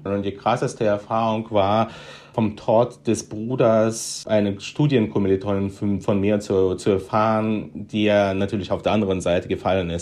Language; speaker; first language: German; non-native, fluent; Russian